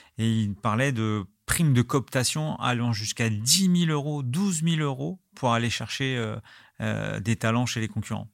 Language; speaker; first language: French; native; French